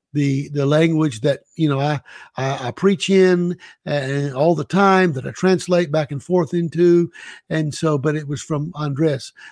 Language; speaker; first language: English; native; English